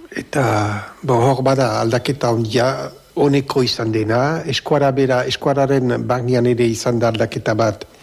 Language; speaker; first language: Basque; native; Basque